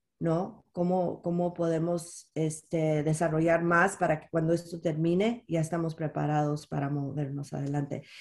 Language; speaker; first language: Spanish; early bilingual, heritage; Spanish